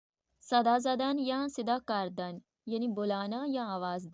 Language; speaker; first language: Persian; non-native, fluent; Urdu